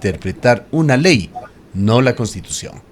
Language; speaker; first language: Spanish; native; Spanish